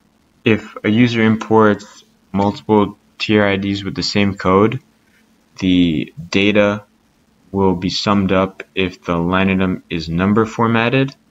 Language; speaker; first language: English; native; English